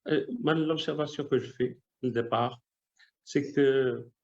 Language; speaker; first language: French; non-native, local second language; Arabic